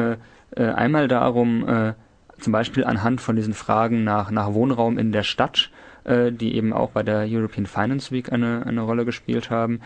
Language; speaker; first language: German; native; German